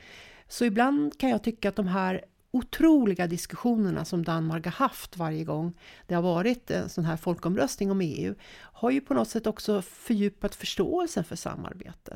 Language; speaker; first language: Swedish; native; Swedish